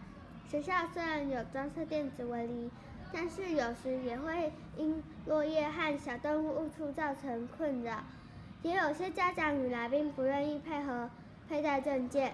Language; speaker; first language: Chinese; native; Chinese